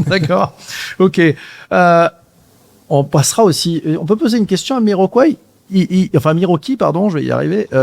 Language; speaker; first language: French; native; French